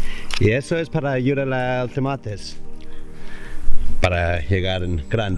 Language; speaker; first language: Spanish; non-native, learner; English